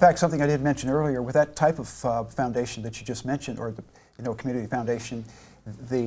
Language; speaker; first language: English; native; English